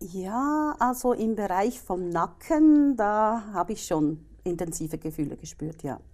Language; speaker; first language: German; native; German